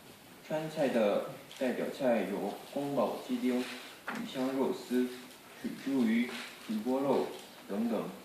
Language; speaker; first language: Chinese; non-native, fluent; Korean